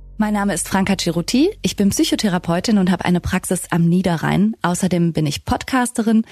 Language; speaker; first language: German; native; German